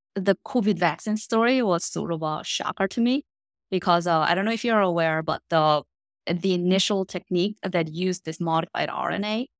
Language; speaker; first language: English; non-native, fluent; Korean